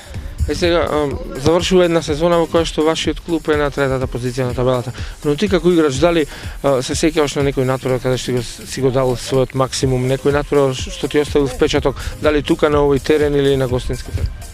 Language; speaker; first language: Macedonian; native; Macedonian